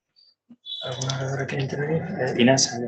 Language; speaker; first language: Spanish; native; Spanish